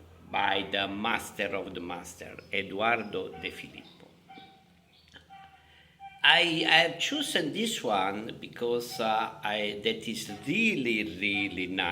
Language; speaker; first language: English; non-native, fluent; Italian